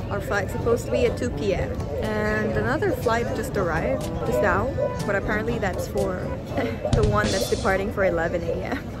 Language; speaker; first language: English; non-native, local second language; Korean